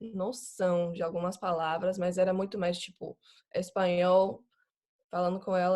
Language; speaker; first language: Portuguese; non-native, fluent; English